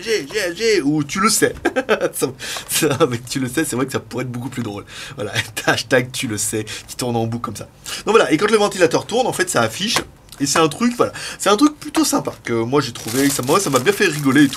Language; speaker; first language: French; native; French